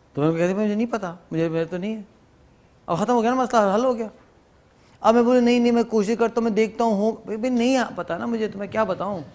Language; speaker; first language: Urdu; native; Urdu